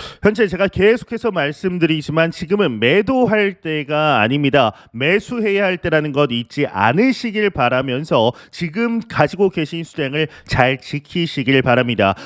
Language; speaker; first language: Korean; native; Korean